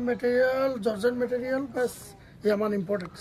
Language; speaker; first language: Hindi; non-native, learner; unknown